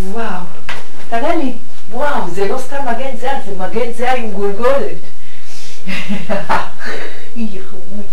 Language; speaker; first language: Hebrew; native; Hebrew